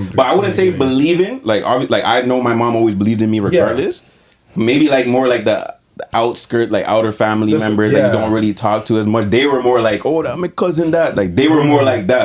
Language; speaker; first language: English; native; English